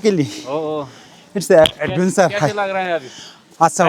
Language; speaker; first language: Hindi; non-native, learner; Bangla